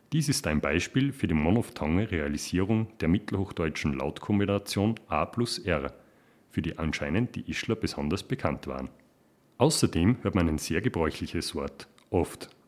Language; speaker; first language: German; native; German